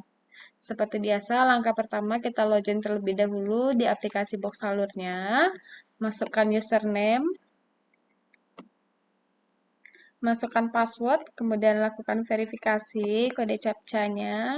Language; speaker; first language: Indonesian; native; Indonesian